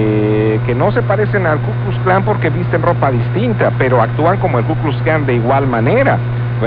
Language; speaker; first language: Spanish; native; Spanish